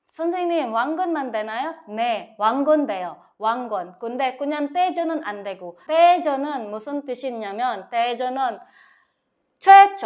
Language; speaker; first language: Korean; non-native, fluent; Filipino